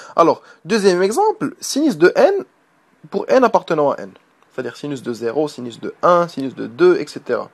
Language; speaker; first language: French; non-native, local second language; Arabic